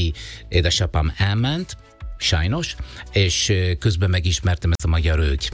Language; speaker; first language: Hungarian; non-native, learner; Italian